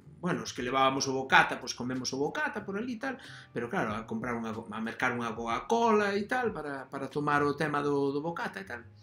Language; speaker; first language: Galician; non-native, local second language; Spanish